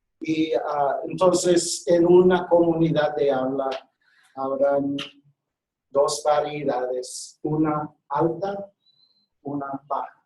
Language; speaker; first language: Spanish; non-native, fluent; English